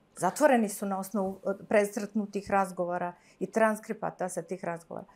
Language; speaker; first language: Serbian; native; Serbian